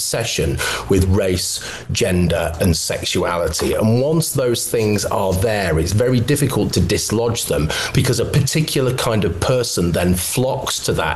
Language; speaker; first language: English; native; English